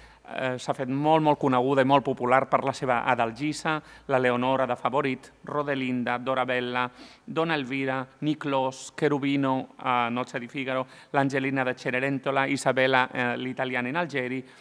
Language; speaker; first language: Catalan; native; Catalan